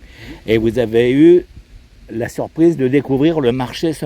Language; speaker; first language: French; native; French